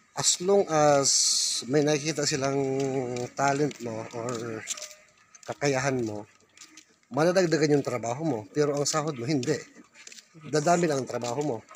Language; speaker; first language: Filipino; native; Filipino